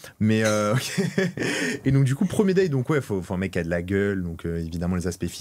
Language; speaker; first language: French; native; French